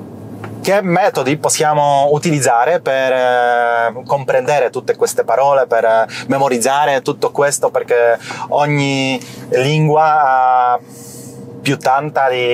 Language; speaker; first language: Italian; non-native, learner; Polish